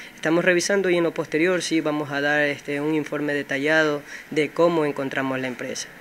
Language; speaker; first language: Spanish; native; Spanish